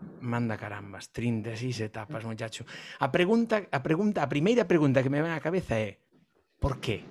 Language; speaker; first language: Galician; non-native, local second language; Spanish